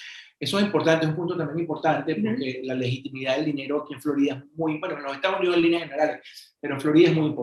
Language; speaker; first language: Spanish; native; Spanish